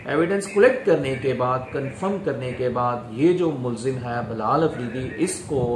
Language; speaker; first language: Urdu; non-native, local second language; Pashto